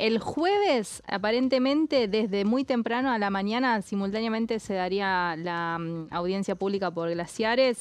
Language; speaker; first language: Spanish; native; Spanish